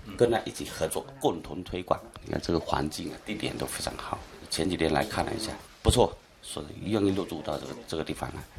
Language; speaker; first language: Chinese; native; Chinese